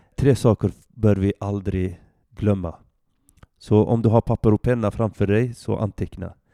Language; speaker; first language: Swedish; early bilingual, other home language; Arabic